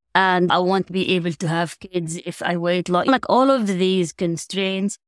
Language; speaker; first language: English; non-native, fluent; Arabic